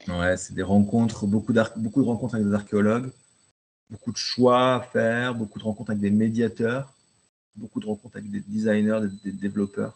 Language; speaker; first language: French; native; French